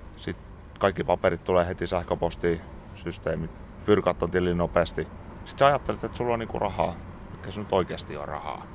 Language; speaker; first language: Finnish; native; Finnish